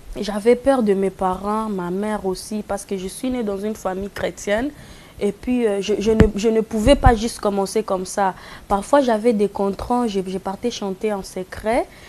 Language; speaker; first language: French; non-native, local second language; Lingala